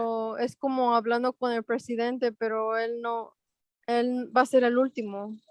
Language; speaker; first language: Spanish; early bilingual, heritage; Spanish